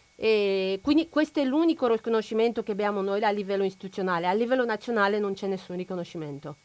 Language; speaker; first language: Italian; non-native, fluent; Romanian